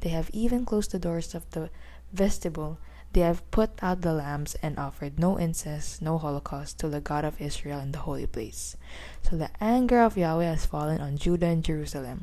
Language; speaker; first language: English; non-native, local second language; Filipino